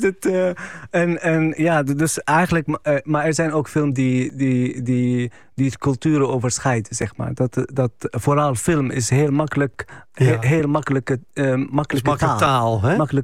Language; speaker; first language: Dutch; non-native, fluent; Arabic